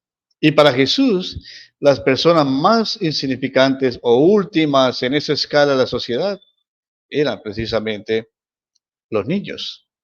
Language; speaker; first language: Spanish; native; Spanish